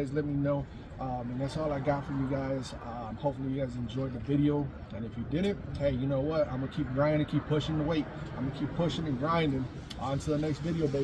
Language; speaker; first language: English; native; English